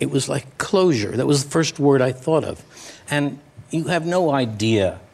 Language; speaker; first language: English; native; English